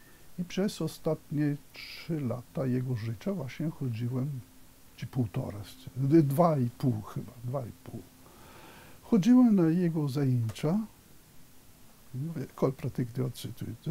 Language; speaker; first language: Polish; non-native, fluent; Italian